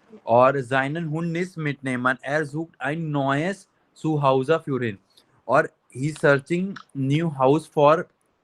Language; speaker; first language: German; non-native, fluent; Hindi